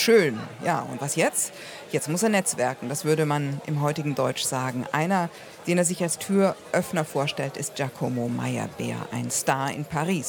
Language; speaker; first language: German; native; German